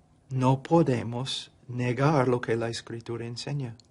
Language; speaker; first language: Spanish; non-native, fluent; English